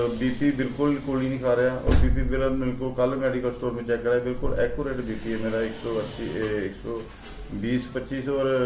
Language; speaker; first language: Hindi; non-native, local second language; Punjabi